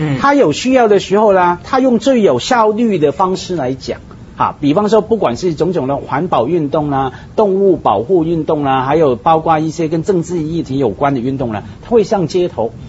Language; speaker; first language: Chinese; non-native, local second language; Cantonese